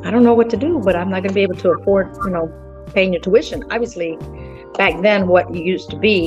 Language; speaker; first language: English; early bilingual, other home language; Spanish